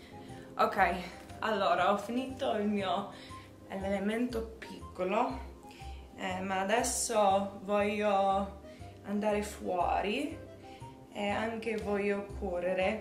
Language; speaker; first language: Italian; non-native, learner; English